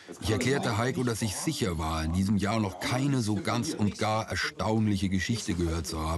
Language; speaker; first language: German; native; German